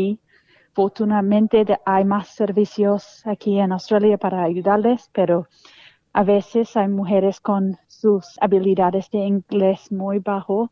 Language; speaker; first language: Spanish; non-native, fluent; English